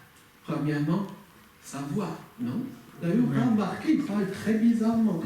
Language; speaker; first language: French; native; French